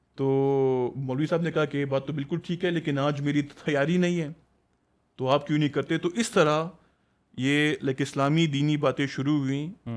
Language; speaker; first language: Urdu; non-native, local second language; Pashto